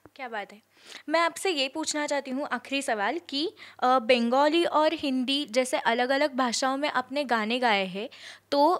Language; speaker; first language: Hindi; non-native, local second language; Marathi